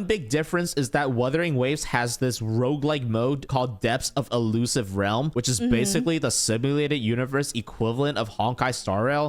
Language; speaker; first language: English; native; English